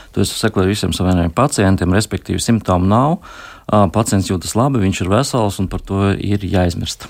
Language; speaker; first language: Latvian; native; Latvian